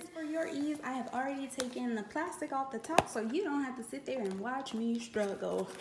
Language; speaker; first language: English; native; English